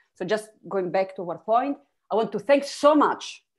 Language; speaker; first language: English; non-native, fluent; Italian